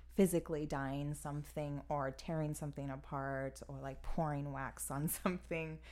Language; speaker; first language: English; native; English